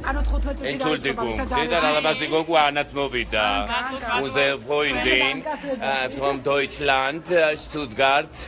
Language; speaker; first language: German; non-native, learner; Georgian